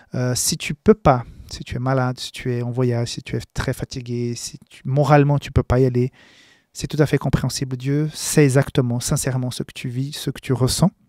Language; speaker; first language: French; non-native, fluent; Portuguese